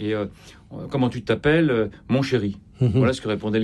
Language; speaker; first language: French; native; French